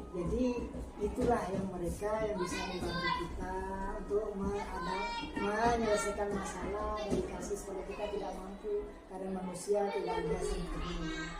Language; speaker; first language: Indonesian; non-native, local second language; Madurese